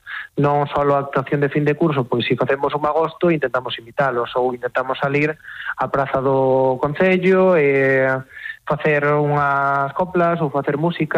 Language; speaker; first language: Galician; native; Galician